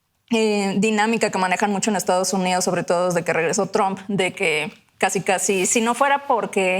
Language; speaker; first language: Spanish; native; Spanish